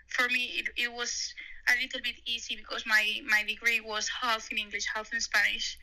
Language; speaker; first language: English; non-native, fluent; Spanish